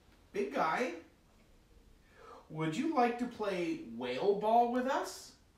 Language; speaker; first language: English; native; English